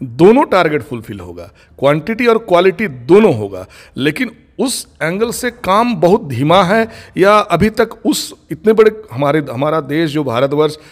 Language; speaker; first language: Hindi; non-native, local second language; Bangla